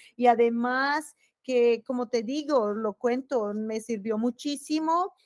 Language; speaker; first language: Spanish; native; Spanish